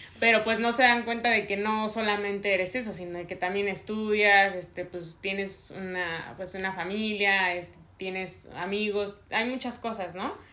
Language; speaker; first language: Spanish; native; Spanish